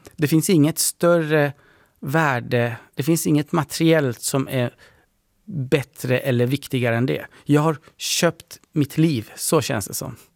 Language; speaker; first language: Swedish; early bilingual, other home language; Persian